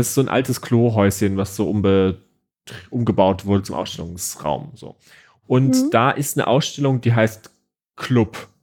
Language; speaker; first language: German; native; German